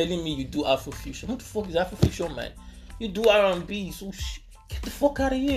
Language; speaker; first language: English; non-native, local second language; Yoruba